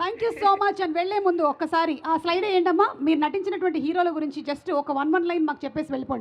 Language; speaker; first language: Telugu; native; Telugu